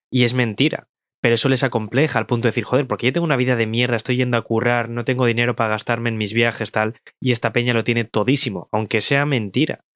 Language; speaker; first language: Spanish; native; Spanish